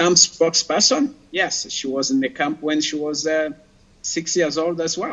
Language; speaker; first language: English; non-native, local second language; Kinyarwanda